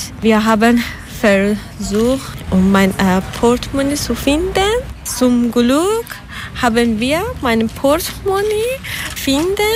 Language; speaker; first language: German; non-native, learner; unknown